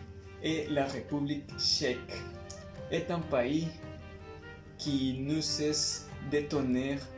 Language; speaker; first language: French; non-native, learner; Spanish